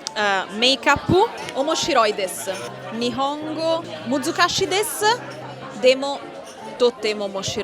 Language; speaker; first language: Japanese; non-native, learner; Italian